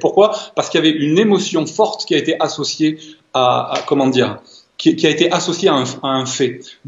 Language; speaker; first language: French; native; French